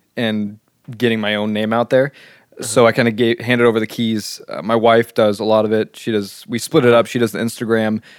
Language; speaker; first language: English; native; English